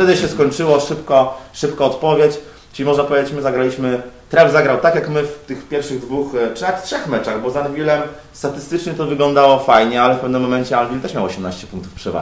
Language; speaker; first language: Polish; native; Polish